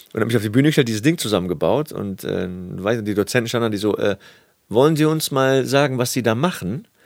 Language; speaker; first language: German; native; German